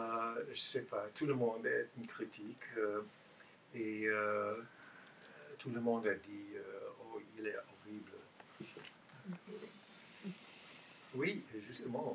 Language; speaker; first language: French; non-native, learner; English